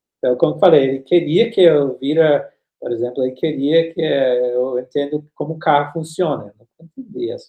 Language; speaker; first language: Portuguese; non-native, fluent; English